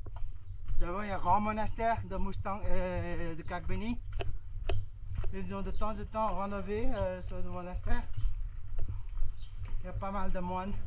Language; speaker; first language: French; non-native, fluent; Nepali